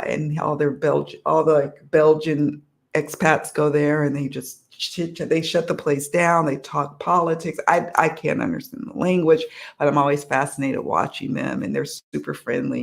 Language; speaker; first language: English; native; English